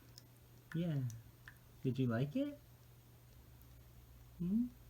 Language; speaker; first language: English; native; English